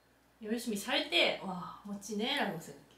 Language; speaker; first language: Korean; non-native, learner; Japanese